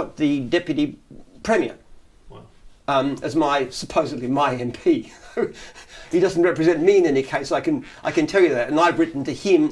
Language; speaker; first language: English; native; English